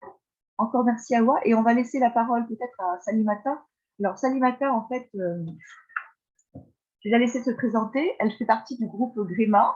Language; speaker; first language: French; native; French